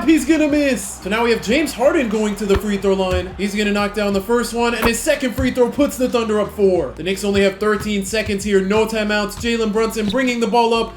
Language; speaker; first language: English; native; English